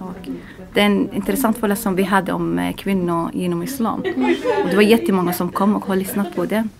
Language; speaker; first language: Swedish; non-native, learner; Arabic